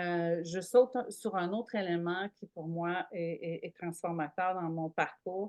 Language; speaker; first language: French; native; French